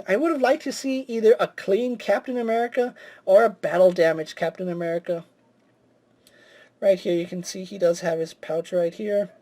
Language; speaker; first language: English; native; English